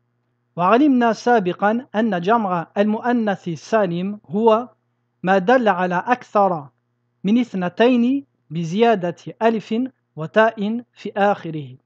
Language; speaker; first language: Arabic; non-native, fluent; French